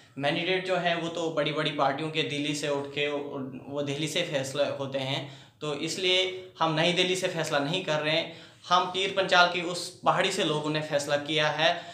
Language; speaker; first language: Hindi; non-native, local second language; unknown